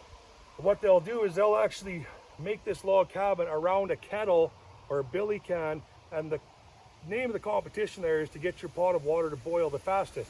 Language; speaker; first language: English; native; English